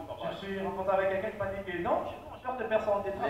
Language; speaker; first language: French; non-native, local second language; Lingala